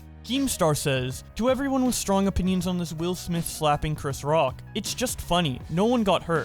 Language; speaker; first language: English; native; English